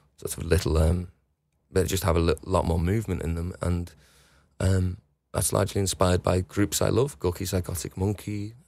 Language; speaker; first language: English; native; English